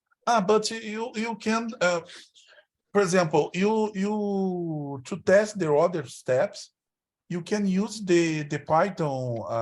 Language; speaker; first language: English; non-native, learner; Portuguese